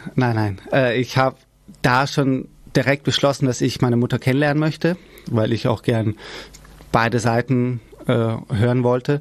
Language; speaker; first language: German; early bilingual, other home language; Persian